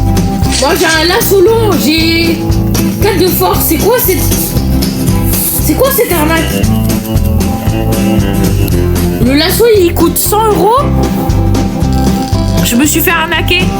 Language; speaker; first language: French; native; French